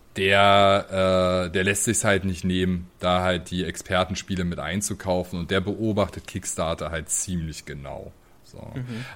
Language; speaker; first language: German; native; German